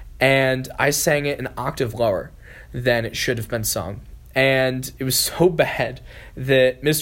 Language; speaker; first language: English; native; English